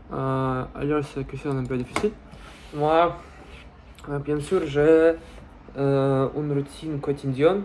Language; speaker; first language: French; non-native, learner; Russian